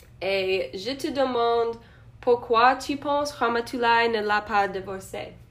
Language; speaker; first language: French; non-native, learner; English